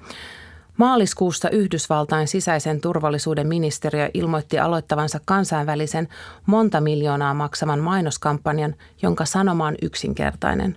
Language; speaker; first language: Finnish; native; Finnish